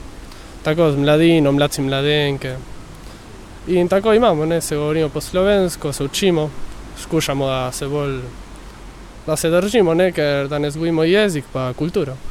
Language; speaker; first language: Slovenian; early bilingual, heritage; Spanish